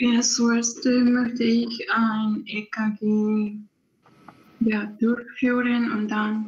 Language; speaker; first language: German; non-native, learner; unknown